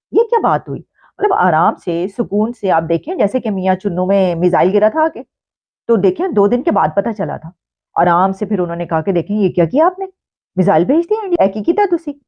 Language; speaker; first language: Urdu; native; Urdu